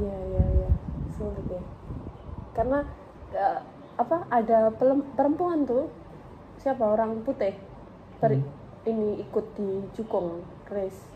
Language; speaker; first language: Indonesian; early bilingual, heritage; English